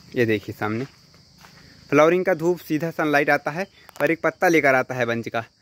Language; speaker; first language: Hindi; native; Hindi